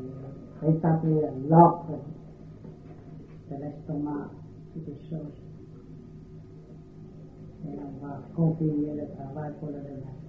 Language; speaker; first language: French; non-native, learner; Vietnamese